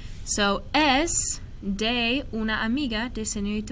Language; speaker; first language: Spanish; non-native, fluent; English